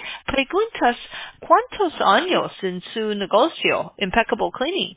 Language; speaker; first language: Spanish; non-native, learner; English